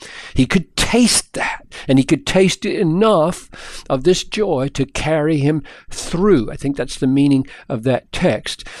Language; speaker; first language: English; native; English